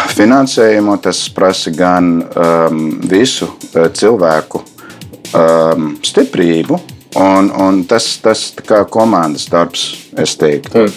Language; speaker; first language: Latvian; non-native, fluent; English